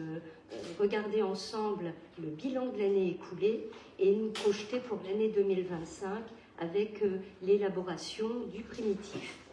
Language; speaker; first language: French; native; French